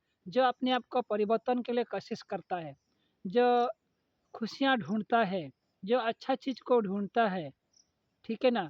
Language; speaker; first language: Hindi; non-native, local second language; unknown